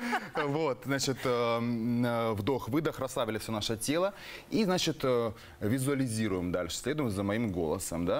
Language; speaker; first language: Russian; native; Russian